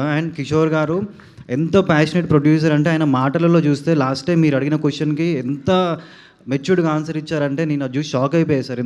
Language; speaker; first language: Telugu; native; Telugu